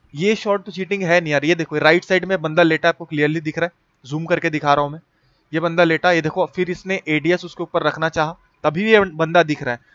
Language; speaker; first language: Hindi; native; Hindi